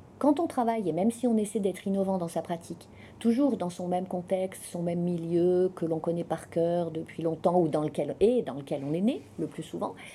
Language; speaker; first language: French; native; French